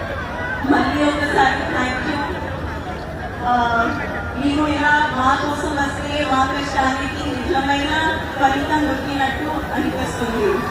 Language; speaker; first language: Telugu; non-native, learner; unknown